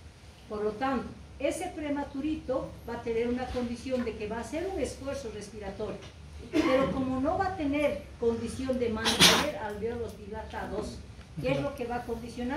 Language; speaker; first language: Spanish; native; Spanish